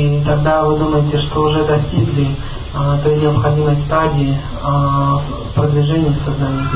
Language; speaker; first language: Russian; native; Russian